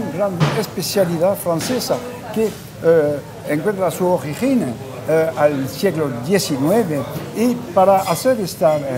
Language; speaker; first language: Spanish; non-native, fluent; French